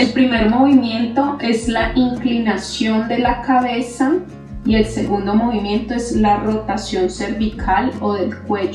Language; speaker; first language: Spanish; native; Spanish